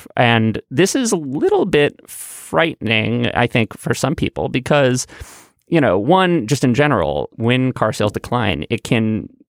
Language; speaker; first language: English; native; English